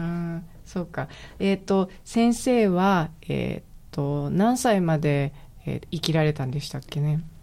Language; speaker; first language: Japanese; native; Japanese